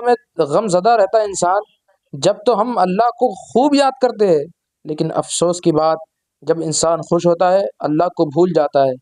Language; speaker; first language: Urdu; native; Urdu